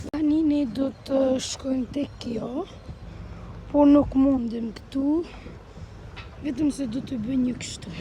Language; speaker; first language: Albanian; early bilingual, heritage; Albanian